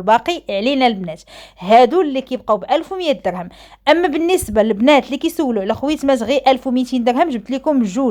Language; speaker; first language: Arabic; native; Arabic